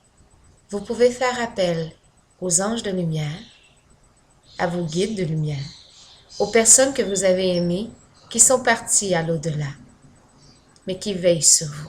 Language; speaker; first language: French; native; French